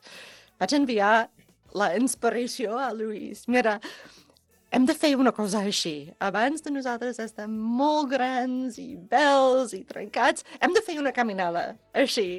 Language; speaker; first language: Catalan; non-native, learner; English